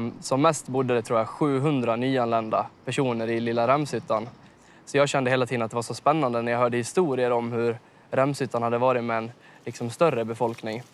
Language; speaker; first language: Swedish; native; Swedish